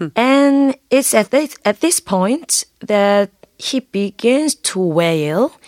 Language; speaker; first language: English; non-native, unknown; Korean